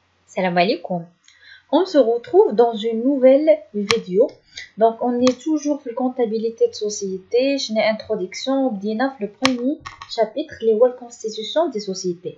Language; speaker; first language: French; non-native, local second language; Arabic